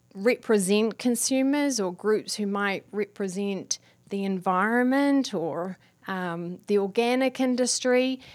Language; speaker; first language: English; native; English